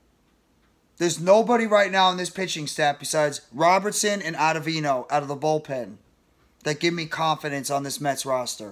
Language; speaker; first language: English; native; English